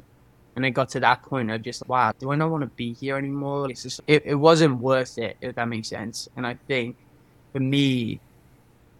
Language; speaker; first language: English; native; English